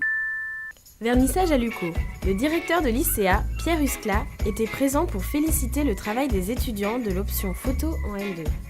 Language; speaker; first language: French; native; French